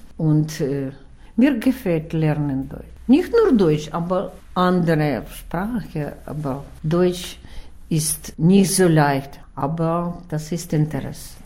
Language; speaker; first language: German; non-native, learner; Ukrainian